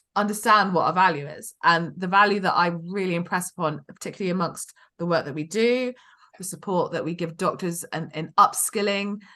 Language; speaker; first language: English; native; English